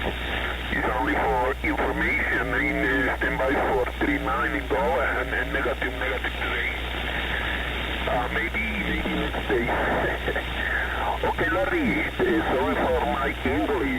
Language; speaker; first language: English; non-native, learner; Spanish